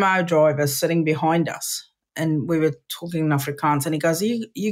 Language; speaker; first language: English; non-native, local second language; Afrikaans